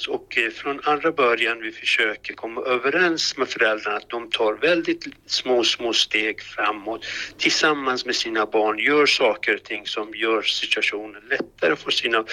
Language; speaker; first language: Swedish; non-native, fluent; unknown